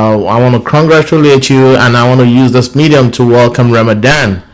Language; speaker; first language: English; non-native, local second language; Yoruba